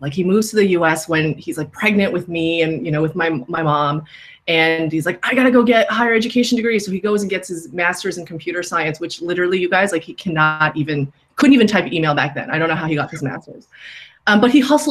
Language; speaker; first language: English; native; English